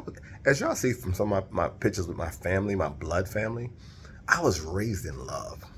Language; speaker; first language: English; native; English